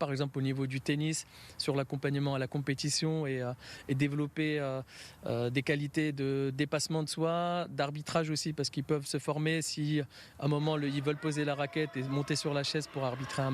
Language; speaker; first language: French; native; French